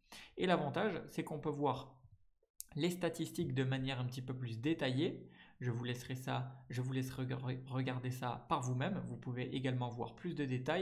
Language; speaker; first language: French; native; French